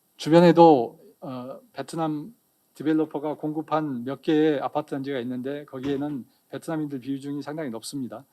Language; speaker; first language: Korean; native; Korean